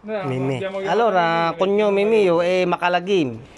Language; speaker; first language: Italian; non-native, learner; Filipino